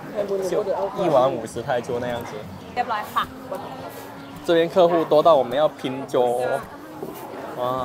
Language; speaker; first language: Chinese; native; Chinese